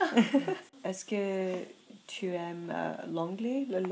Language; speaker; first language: French; non-native, fluent; English